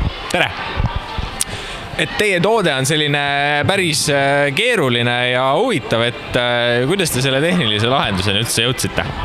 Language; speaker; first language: Estonian; native; Estonian